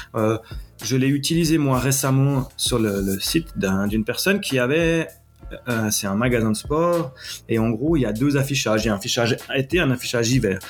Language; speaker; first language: French; native; French